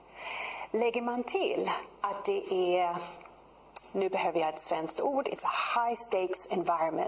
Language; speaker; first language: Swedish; non-native, fluent; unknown